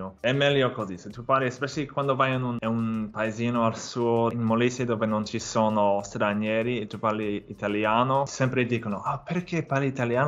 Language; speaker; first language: Italian; non-native, fluent; English